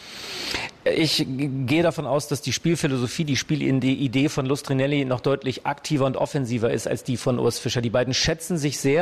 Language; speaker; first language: German; native; German